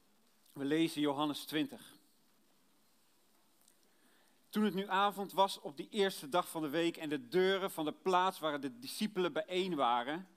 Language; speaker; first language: Dutch; native; Dutch